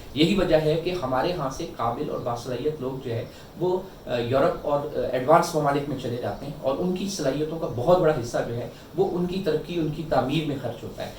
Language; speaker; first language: Urdu; non-native, local second language; Northern Hindko